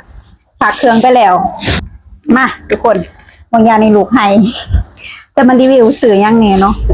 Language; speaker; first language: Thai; non-native, local second language; Lao